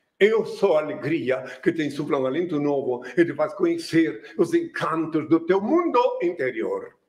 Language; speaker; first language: Portuguese; non-native, fluent; French